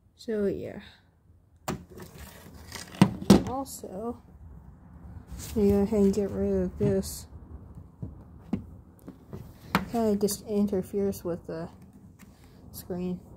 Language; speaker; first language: English; native; English